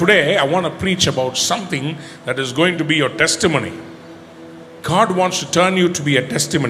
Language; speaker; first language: English; non-native, local second language; Tamil